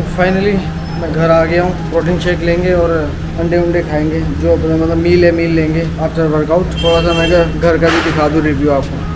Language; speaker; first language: Hindi; native; Hindi